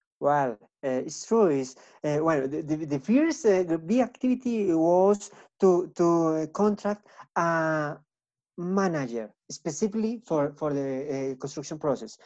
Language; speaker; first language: English; non-native, learner; Spanish